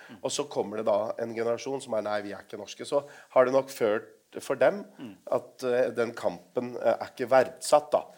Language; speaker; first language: Norwegian; non-native, local second language; Urdu